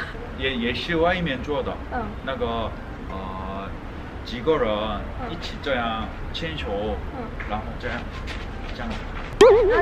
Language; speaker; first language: Chinese; non-native, learner; Korean